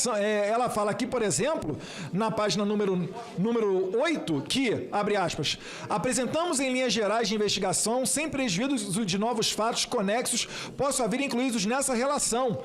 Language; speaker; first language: Portuguese; native; Portuguese